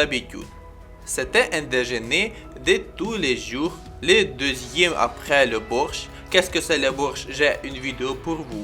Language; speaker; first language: French; non-native, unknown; Ukrainian